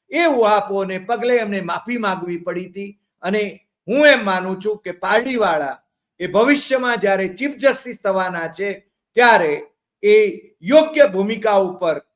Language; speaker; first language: Gujarati; native; Gujarati